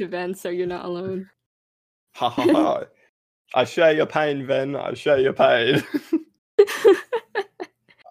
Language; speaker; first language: English; native; English